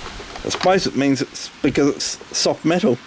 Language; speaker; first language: English; native; English